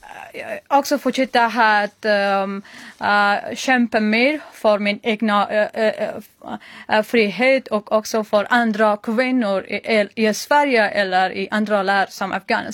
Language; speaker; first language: Swedish; non-native, learner; Persian